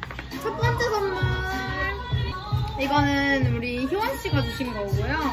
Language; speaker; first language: Korean; native; Korean